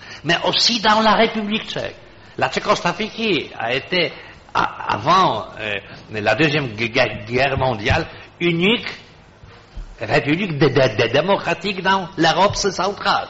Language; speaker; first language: French; non-native, fluent; Polish